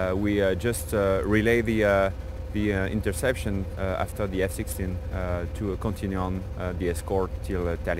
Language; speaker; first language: English; non-native, fluent; French